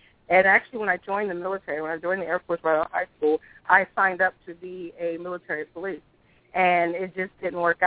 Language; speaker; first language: English; native; English